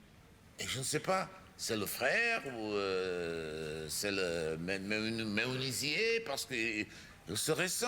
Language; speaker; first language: French; non-native, fluent; Czech